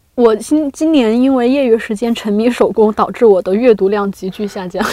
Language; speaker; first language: Chinese; native; Chinese